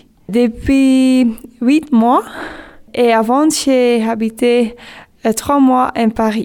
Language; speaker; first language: French; non-native, learner; Dutch